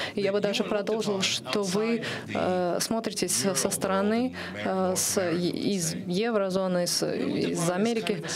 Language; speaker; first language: Russian; non-native, fluent; English